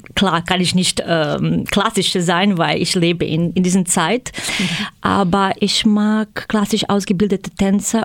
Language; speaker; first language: German; non-native, fluent; Croatian